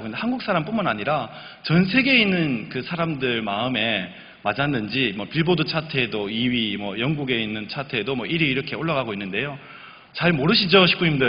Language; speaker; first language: Korean; native; Korean